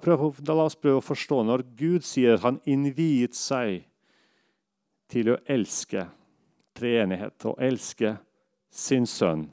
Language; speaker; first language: Norwegian; non-native, fluent; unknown